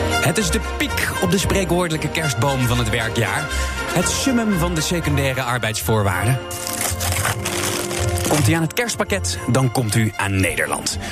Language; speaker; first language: Dutch; native; Dutch